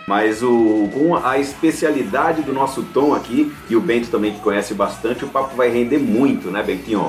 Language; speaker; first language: Portuguese; native; Portuguese